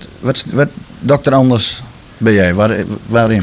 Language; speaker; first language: Dutch; native; Dutch